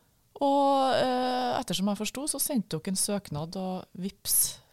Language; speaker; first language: Norwegian; native; Norwegian